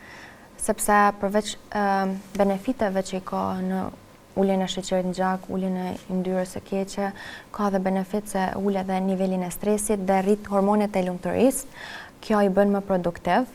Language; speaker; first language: Albanian; native; Albanian